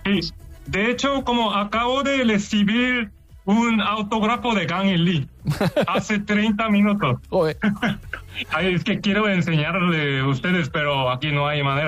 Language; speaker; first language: Spanish; non-native, fluent; Korean